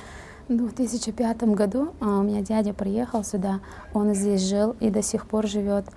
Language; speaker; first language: Russian; non-native, fluent; Uzbek